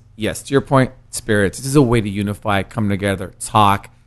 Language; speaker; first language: English; early bilingual, other home language; Spanish